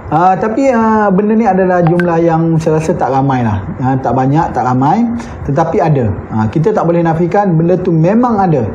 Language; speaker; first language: Malay; native; Malay